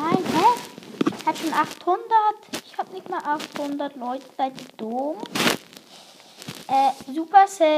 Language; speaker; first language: German; native; German